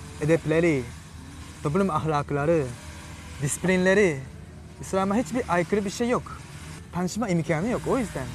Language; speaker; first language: Turkish; non-native, fluent; Japanese